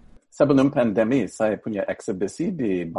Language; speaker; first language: Indonesian; non-native, fluent; English